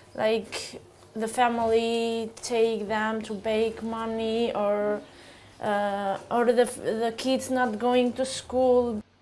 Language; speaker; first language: English; non-native, learner; Albanian